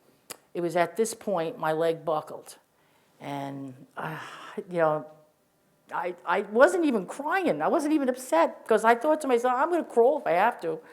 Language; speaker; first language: English; native; English